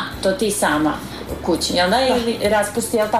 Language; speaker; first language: Croatian; native; Croatian